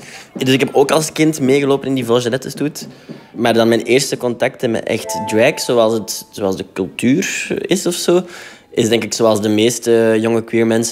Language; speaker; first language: Dutch; native; Dutch